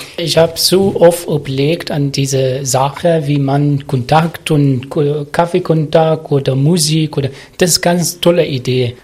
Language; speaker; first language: German; non-native, learner; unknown